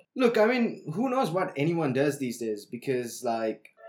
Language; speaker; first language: English; non-native, local second language; Sinhala